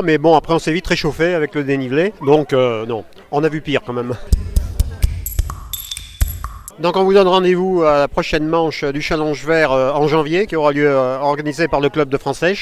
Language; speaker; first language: French; native; French